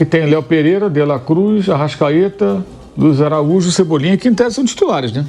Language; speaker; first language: Portuguese; native; Portuguese